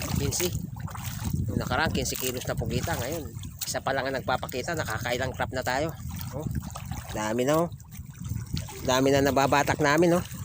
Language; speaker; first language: Filipino; non-native, local second language; Bikol